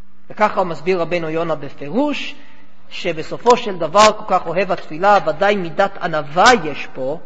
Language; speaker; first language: Hebrew; non-native, fluent; English